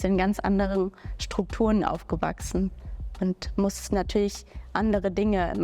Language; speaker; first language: German; early bilingual, other home language; Bangla